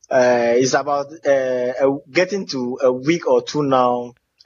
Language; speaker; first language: English; non-native, local second language; Ewe